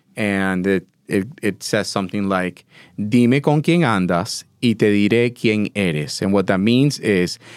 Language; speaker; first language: English; early bilingual, other home language; Spanish